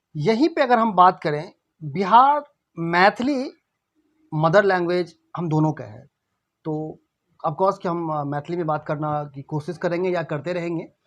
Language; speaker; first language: Hindi; non-native, local second language; Maithili